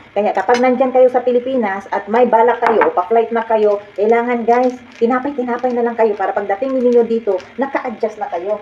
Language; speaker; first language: Filipino; native; Filipino